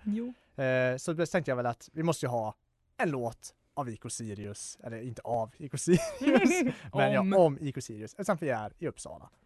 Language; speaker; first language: Swedish; native; Swedish